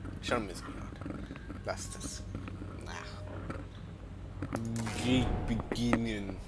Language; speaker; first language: German; non-native, learner; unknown